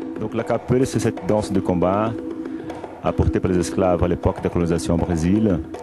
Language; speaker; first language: French; non-native, fluent; Portuguese